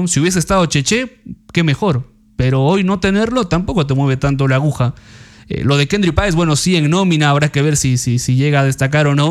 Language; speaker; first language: Spanish; native; Spanish